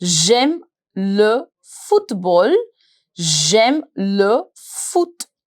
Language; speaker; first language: French; non-native, fluent; Hindi